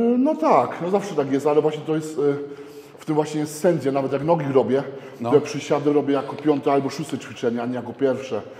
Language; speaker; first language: Polish; early bilingual, heritage; Polish